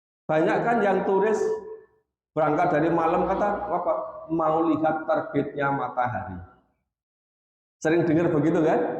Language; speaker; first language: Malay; non-native, local second language; Javanese